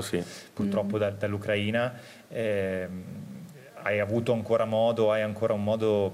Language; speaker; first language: Italian; native; Italian